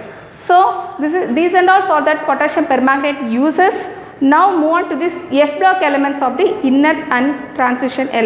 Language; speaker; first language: English; non-native, local second language; Tamil